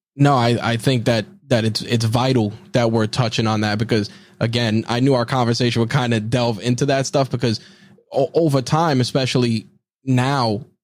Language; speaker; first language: English; early bilingual, other home language; Spanish